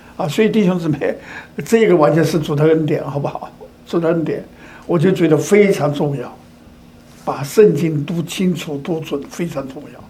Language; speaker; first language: Chinese; native; Chinese